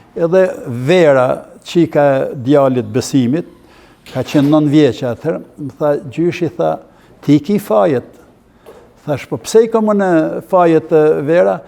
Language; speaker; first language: Albanian; native; Albanian